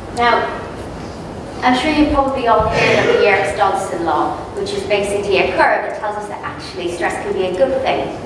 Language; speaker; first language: English; native; English